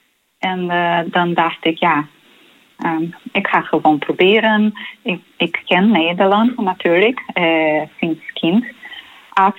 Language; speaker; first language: Dutch; non-native, fluent; Portuguese